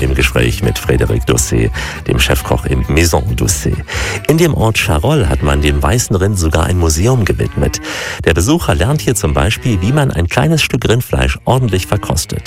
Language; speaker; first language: German; native; German